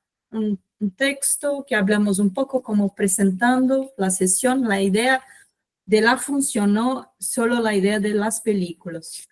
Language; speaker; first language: Spanish; non-native, fluent; Portuguese